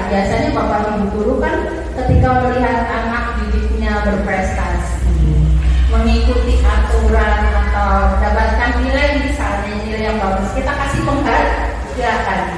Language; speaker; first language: Indonesian; native; Indonesian